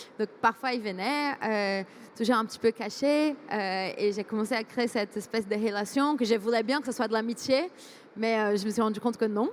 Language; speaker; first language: French; non-native, fluent; Portuguese